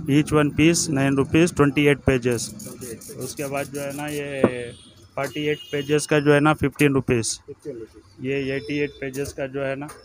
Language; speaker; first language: Hindi; native; Hindi